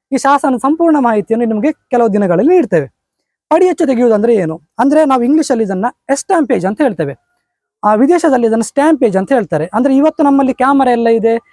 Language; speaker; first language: Kannada; non-native, local second language; Konkani